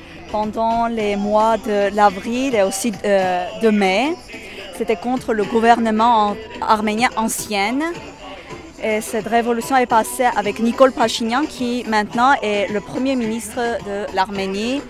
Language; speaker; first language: French; non-native, fluent; Armenian